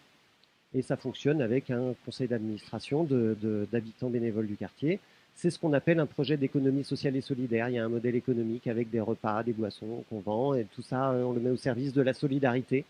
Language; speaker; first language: French; native; French